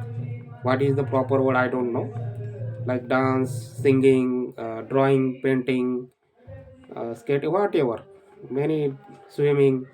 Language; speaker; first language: English; non-native, learner; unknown